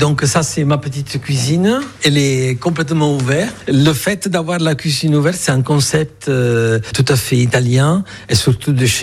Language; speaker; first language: French; non-native, fluent; Italian